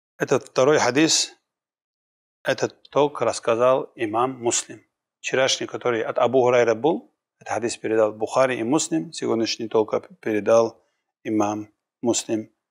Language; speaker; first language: Russian; non-native, local second language; Kumyk